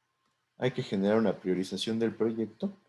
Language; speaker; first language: Spanish; native; Spanish